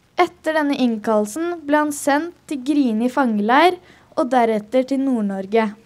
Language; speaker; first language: Norwegian; native; Norwegian